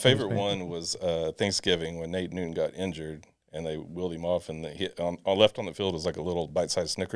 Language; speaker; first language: English; native; English